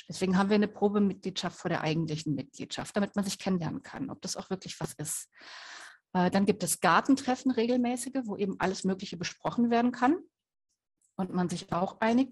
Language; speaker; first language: German; native; German